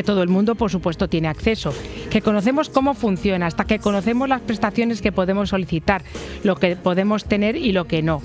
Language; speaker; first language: Spanish; native; Spanish